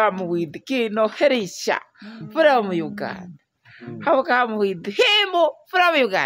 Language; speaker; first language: English; non-native, learner; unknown